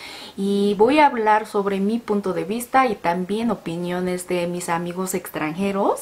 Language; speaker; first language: Spanish; non-native, learner; Korean